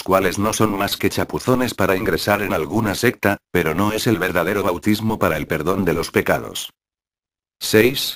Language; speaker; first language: Spanish; native; Spanish